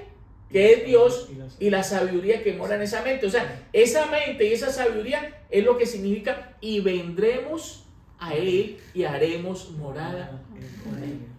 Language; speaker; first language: Spanish; native; Spanish